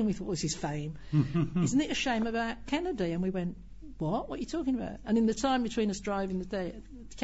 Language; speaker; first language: English; native; English